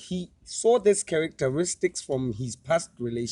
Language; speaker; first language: English; non-native, local second language; Tswana